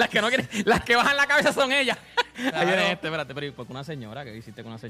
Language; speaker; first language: Spanish; native; Spanish